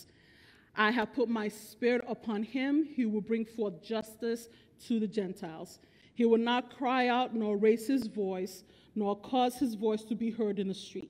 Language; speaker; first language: English; non-native, local second language; Igbo